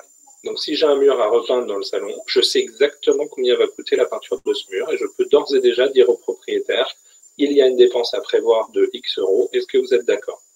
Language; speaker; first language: French; native; French